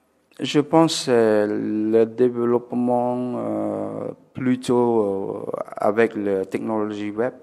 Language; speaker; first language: French; non-native, fluent; Khmer